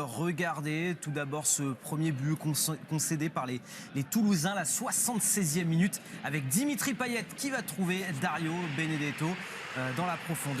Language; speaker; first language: French; native; French